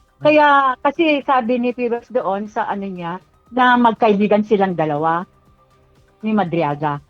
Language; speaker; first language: Filipino; non-native, local second language; Iloko